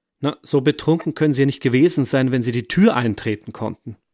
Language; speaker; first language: German; native; German